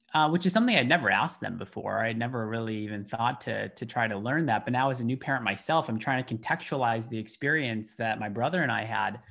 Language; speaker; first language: English; native; English